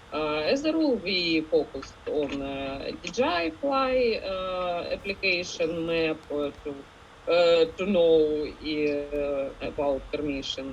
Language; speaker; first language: English; non-native, learner; Ukrainian